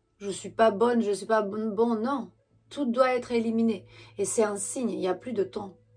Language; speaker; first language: French; non-native, fluent; Romanian